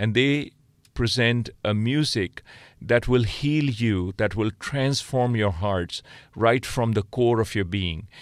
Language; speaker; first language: English; non-native, local second language; Punjabi